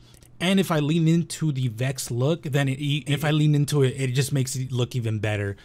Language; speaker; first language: English; native; English